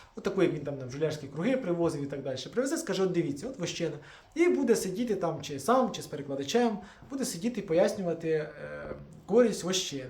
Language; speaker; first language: Ukrainian; native; Ukrainian